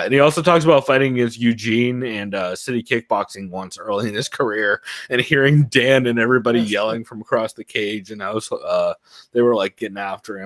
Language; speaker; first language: English; native; English